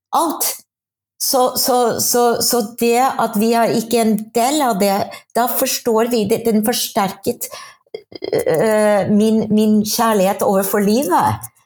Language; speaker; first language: Norwegian; non-native, fluent; English